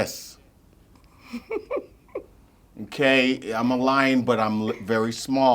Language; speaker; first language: English; native; English